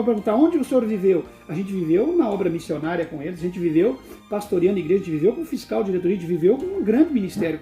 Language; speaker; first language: Portuguese; native; Portuguese